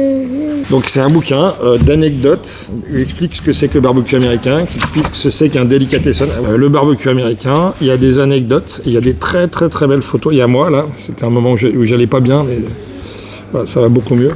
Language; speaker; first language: French; native; French